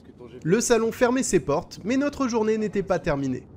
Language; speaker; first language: French; native; French